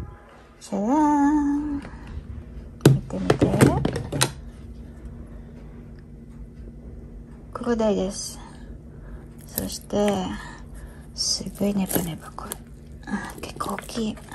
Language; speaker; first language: Japanese; non-native, learner; Filipino